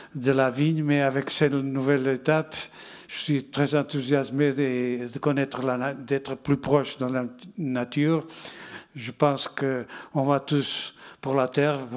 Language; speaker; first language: French; non-native, fluent; Portuguese